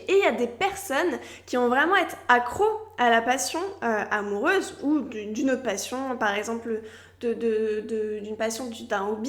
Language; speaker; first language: French; native; French